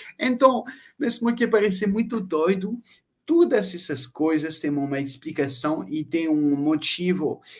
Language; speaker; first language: Portuguese; non-native, fluent; French